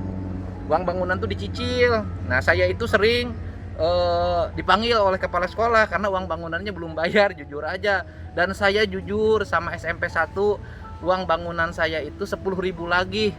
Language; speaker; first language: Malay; non-native, local second language; Sundanese